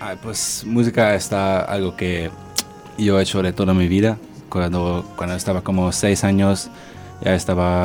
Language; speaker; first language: Spanish; early bilingual, heritage; Spanish